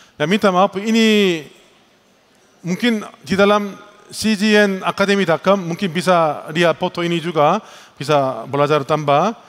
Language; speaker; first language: Indonesian; non-native, learner; Korean